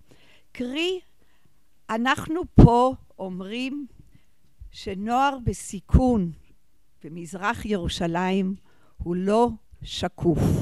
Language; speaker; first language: Hebrew; non-native, fluent; English